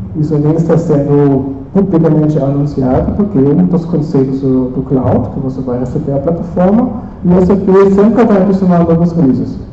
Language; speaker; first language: Portuguese; non-native, fluent; German